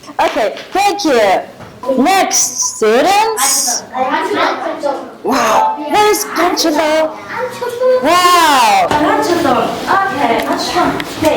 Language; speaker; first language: English; non-native, learner; Mongolian